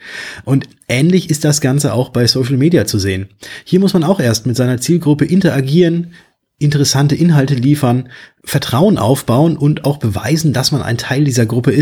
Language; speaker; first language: German; native; German